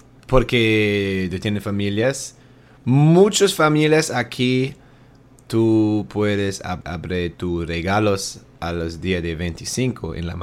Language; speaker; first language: Spanish; non-native, learner; German